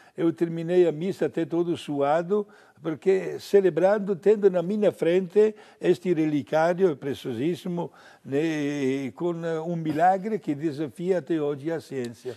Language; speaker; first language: Portuguese; non-native, fluent; Italian